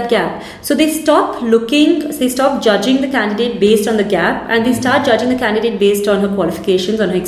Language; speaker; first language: English; non-native, local second language; Hindi